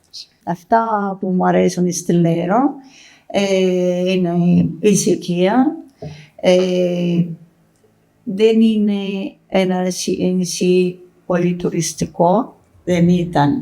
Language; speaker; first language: Greek; non-native, learner; Italian